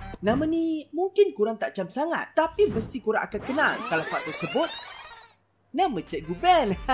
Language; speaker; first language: Malay; native; Malay